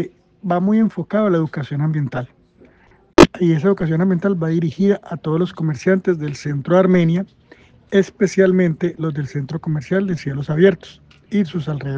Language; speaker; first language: Spanish; native; Spanish